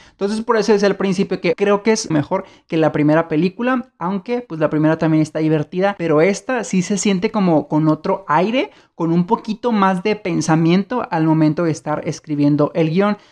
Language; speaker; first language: Spanish; native; Spanish